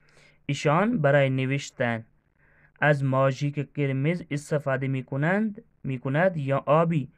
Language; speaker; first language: Persian; non-native, fluent; Urdu